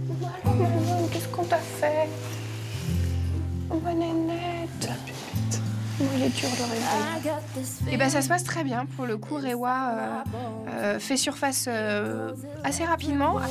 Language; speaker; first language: French; native; French